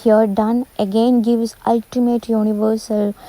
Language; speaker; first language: English; non-native, local second language; Malayalam